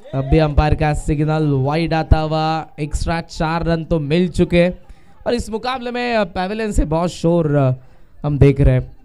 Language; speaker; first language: Hindi; non-native, local second language; Marathi